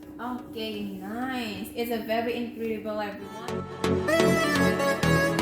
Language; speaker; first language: English; non-native, fluent; Indonesian